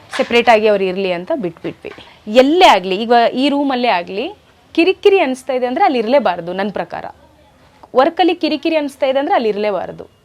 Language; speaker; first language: Kannada; non-native, local second language; Urdu